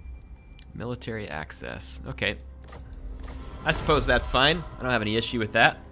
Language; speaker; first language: English; native; English